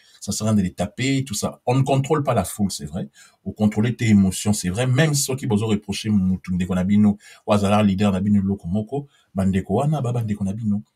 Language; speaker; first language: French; non-native, local second language; Lingala